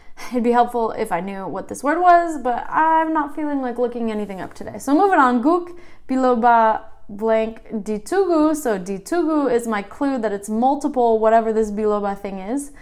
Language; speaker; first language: English; native; English